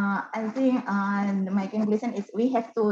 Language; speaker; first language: English; non-native, learner; Indonesian